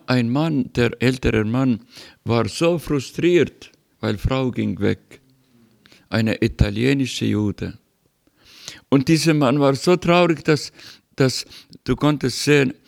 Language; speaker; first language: German; non-native, learner; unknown